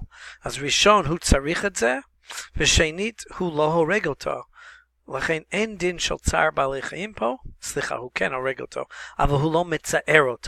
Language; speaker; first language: Hebrew; non-native, fluent; English